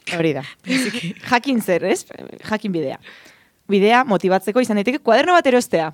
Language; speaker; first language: Basque; non-native, local second language; Spanish